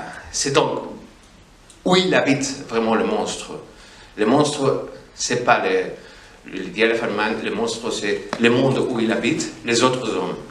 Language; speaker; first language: French; non-native, fluent; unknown